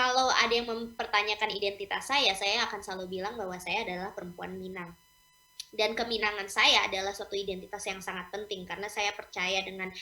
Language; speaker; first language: Indonesian; non-native, local second language; English